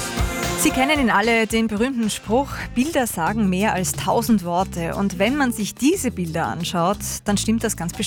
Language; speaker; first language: German; native; German